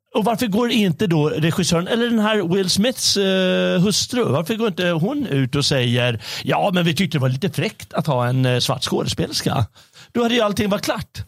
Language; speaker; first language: Swedish; native; Swedish